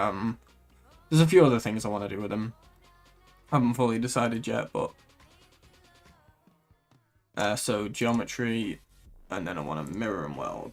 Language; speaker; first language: English; native; English